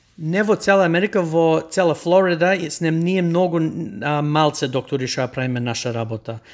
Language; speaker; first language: Macedonian; early bilingual, heritage; Macedonian